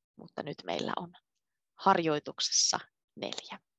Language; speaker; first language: Finnish; native; Finnish